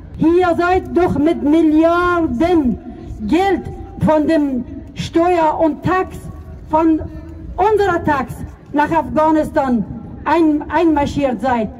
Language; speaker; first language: German; non-native, fluent; Persian